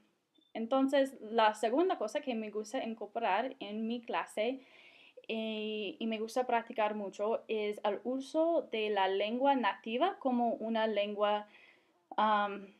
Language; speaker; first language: Spanish; non-native, fluent; English